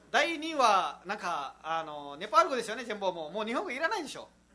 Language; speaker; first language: Japanese; non-native, fluent; Nepali